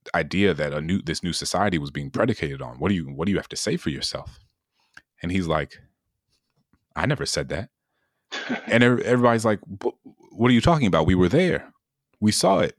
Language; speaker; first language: English; native; English